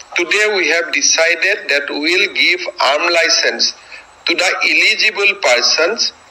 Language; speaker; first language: English; non-native, local second language; Assamese